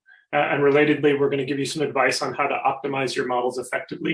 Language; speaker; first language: English; native; English